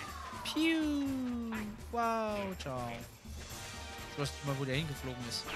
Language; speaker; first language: German; native; German